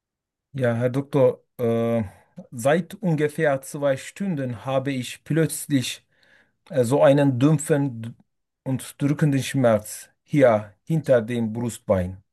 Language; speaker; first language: German; non-native, learner; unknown